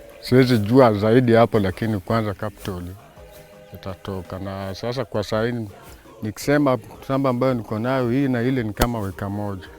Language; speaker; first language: Swahili; non-native, local second language; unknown